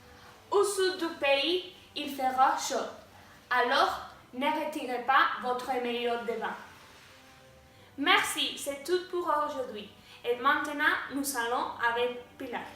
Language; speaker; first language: French; non-native, learner; Spanish